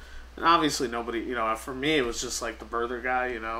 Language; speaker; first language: English; native; English